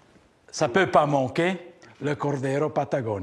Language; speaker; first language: French; early bilingual, heritage; Spanish